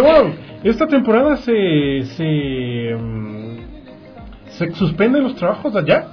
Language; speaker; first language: Spanish; native; Spanish